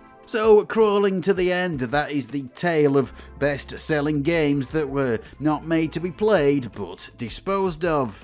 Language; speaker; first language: English; native; English